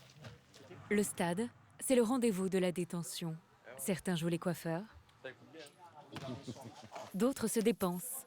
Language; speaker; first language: French; native; French